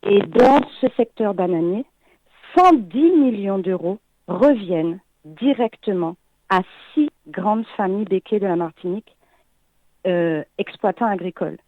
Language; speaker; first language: French; native; French